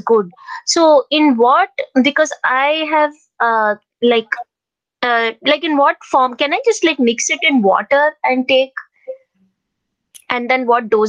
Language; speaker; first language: English; non-native, local second language; Hindi